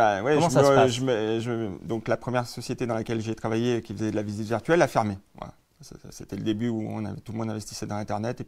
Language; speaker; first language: French; native; French